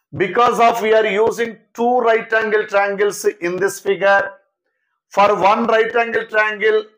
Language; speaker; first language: English; non-native, local second language; Telugu